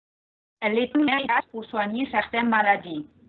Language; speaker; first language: French; non-native, learner; Arabic